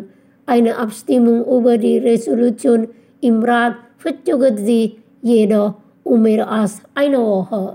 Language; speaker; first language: German; non-native, fluent; Indonesian